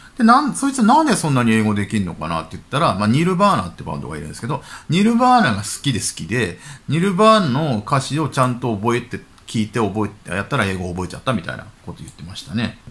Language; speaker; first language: Japanese; native; Japanese